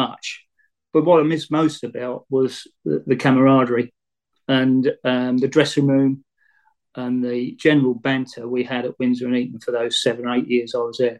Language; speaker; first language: English; native; English